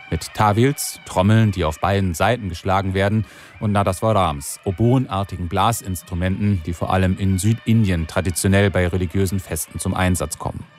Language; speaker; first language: German; native; German